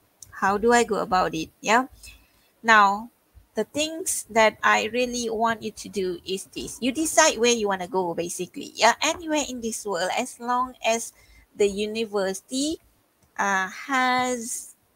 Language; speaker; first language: English; non-native, local second language; Malay